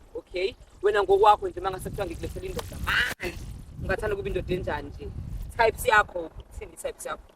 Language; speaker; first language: Zulu; native; Zulu